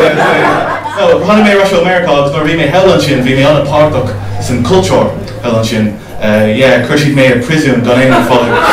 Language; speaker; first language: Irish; non-native, learner; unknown